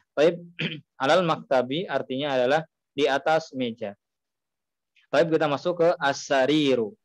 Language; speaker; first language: Indonesian; native; Indonesian